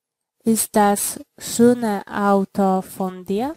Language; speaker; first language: German; non-native, fluent; Polish